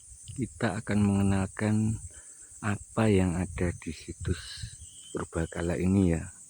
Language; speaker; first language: Indonesian; non-native, local second language; Javanese